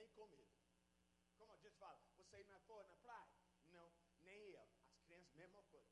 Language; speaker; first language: Portuguese; non-native, learner; English